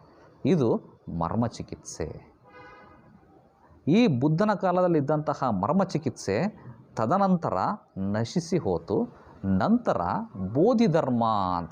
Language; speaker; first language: Kannada; native; Kannada